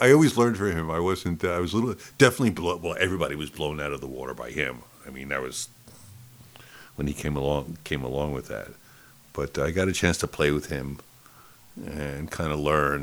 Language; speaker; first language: English; native; English